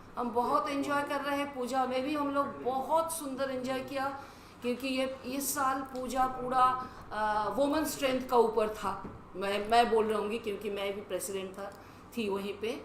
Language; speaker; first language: Hindi; non-native, local second language; Bangla